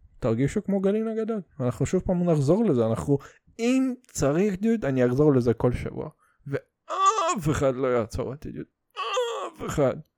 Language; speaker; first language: Hebrew; early bilingual, other home language; Russian